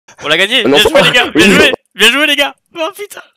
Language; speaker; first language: French; native; French